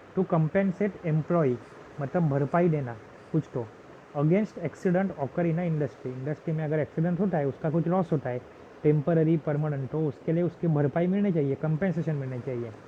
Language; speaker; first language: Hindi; non-native, local second language; Marathi